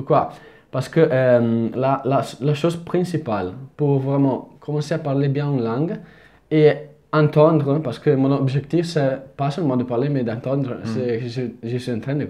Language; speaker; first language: French; non-native, fluent; Italian